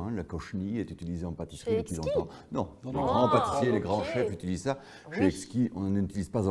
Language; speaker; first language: French; native; French